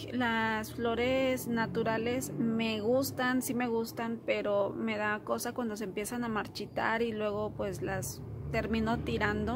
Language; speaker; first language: Spanish; early bilingual, heritage; Spanish